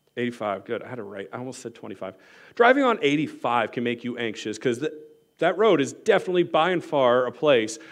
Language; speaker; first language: English; native; English